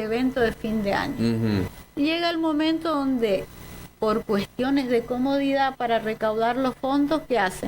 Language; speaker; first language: Spanish; native; Spanish